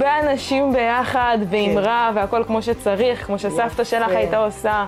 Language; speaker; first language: Hebrew; native; Hebrew